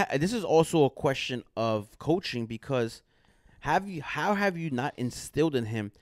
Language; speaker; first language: English; early bilingual, other home language; Spanish